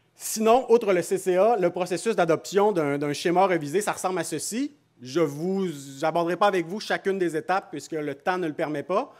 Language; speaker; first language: French; native; French